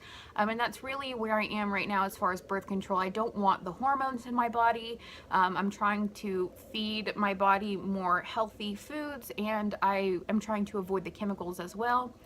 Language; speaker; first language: English; native; English